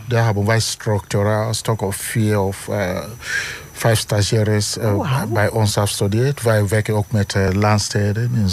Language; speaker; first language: Dutch; non-native, fluent; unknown